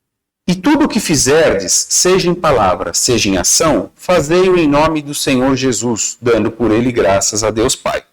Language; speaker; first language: Portuguese; native; Portuguese